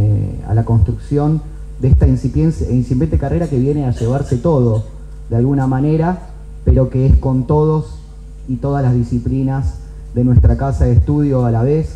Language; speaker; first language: Spanish; native; Spanish